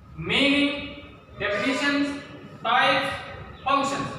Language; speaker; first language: English; non-native, local second language; Kannada